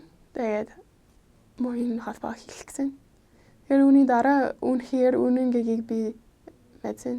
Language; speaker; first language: Mongolian; non-native, fluent; English